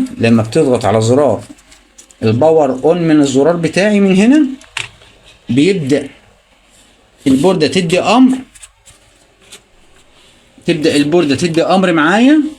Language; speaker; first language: Arabic; native; Arabic